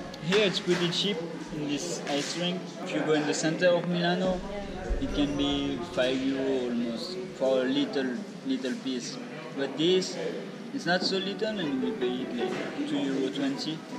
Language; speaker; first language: English; non-native, fluent; French